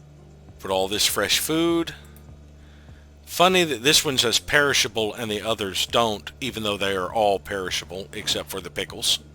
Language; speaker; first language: English; native; English